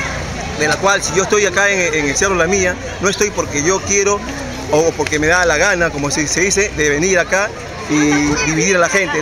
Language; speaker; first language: Spanish; native; Spanish